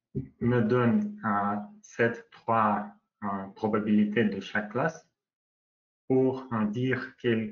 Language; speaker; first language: French; non-native, learner; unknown